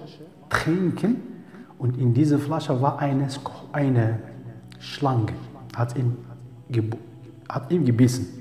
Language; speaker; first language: German; non-native, learner; Arabic